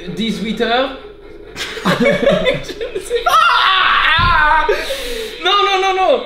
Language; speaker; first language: French; non-native, learner; English